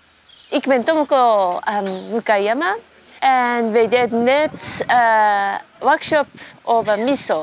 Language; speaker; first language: Dutch; non-native, learner; Japanese